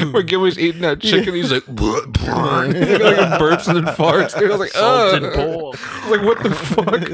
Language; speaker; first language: English; native; English